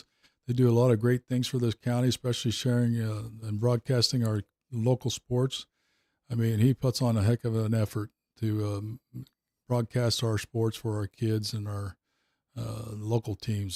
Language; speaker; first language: English; native; English